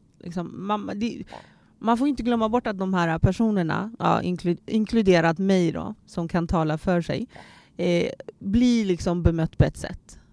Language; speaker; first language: Swedish; early bilingual, other home language; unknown